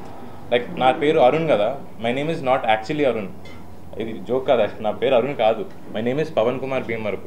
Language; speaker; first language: Telugu; native; Telugu